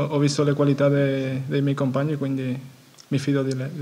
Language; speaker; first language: Italian; non-native, fluent; Spanish